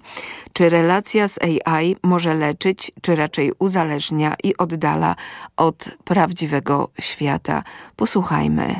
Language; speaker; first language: Polish; native; Polish